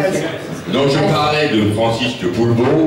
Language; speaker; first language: French; native; French